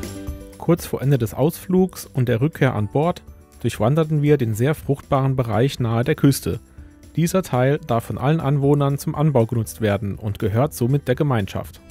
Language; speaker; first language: German; native; German